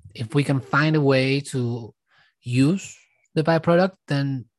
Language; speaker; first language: English; non-native, fluent; Spanish